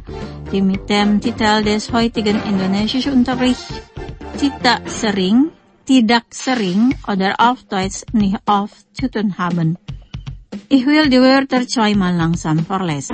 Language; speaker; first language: German; non-native, fluent; Indonesian